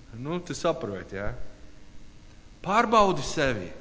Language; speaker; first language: Latvian; non-native, learner; English